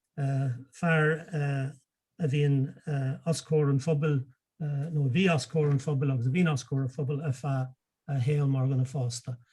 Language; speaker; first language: Irish; native; Irish